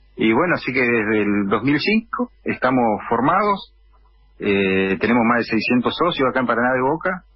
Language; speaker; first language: Spanish; native; Spanish